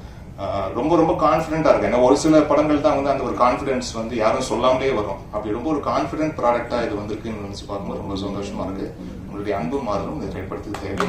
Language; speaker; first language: Tamil; native; Tamil